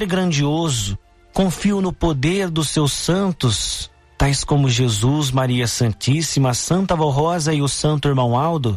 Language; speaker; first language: Portuguese; native; Portuguese